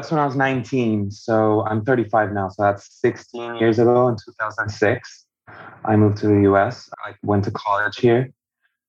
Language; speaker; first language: English; non-native, fluent; Spanish